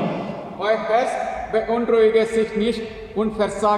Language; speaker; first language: German; non-native, learner; Malayalam